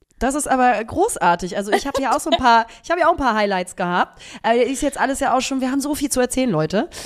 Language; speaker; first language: German; native; German